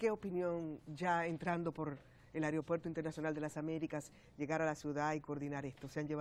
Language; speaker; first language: Spanish; native; Spanish